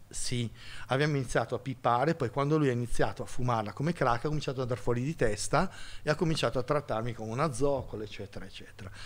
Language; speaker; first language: Italian; native; Italian